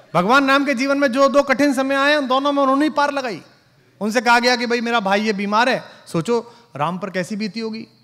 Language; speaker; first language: Hindi; native; Hindi